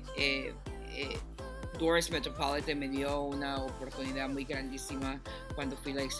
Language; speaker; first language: Spanish; early bilingual, heritage; Spanish